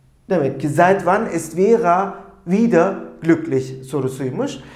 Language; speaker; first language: German; non-native, fluent; Turkish